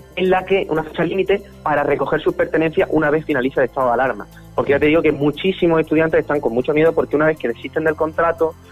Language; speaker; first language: Spanish; native; Spanish